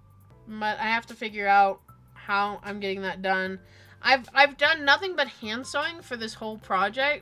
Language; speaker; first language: English; native; English